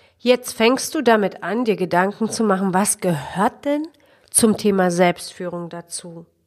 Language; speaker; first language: German; early bilingual, other home language; Polish